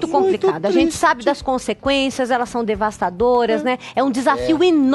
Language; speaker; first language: Portuguese; native; Portuguese